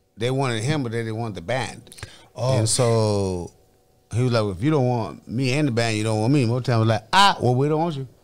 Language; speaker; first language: English; native; English